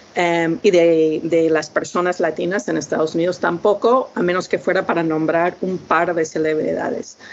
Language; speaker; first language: Spanish; non-native, fluent; English